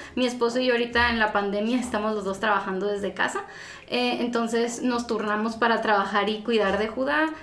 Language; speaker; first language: Spanish; native; Spanish